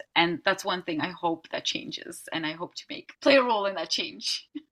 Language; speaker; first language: English; early bilingual, other home language; Dutch